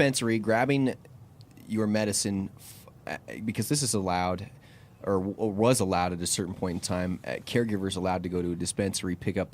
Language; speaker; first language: English; native; English